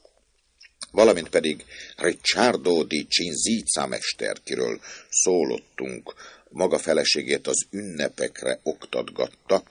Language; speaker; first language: Hungarian; native; Hungarian